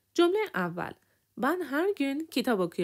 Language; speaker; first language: Turkish; non-native, fluent; Persian